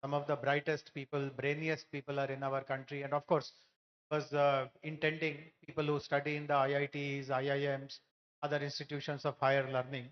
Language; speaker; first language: English; non-native, local second language; Telugu